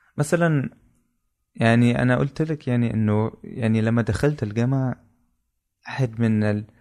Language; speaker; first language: Arabic; non-native, fluent; German